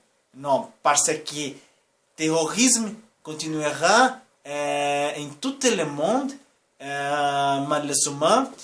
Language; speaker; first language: French; non-native, learner; Portuguese